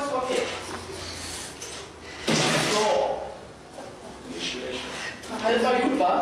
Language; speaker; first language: German; native; German